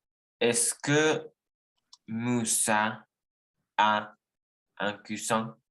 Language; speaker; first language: French; non-native, learner; Spanish